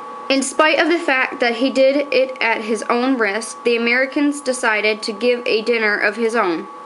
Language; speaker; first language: English; native; English